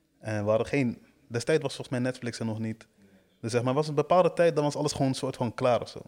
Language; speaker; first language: Dutch; early bilingual, other home language; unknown